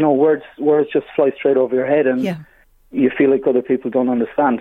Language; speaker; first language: English; native; English